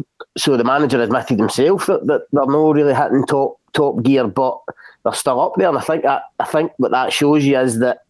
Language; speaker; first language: English; native; English